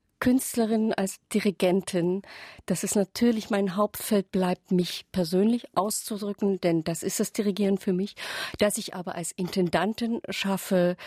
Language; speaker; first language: German; non-native, local second language; Upper Sorbian